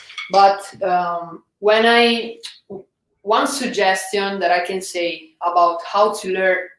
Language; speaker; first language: English; non-native, fluent; Italian